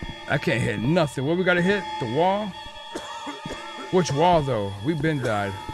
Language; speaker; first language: English; native; English